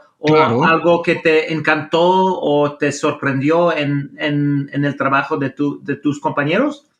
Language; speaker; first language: Spanish; non-native, fluent; English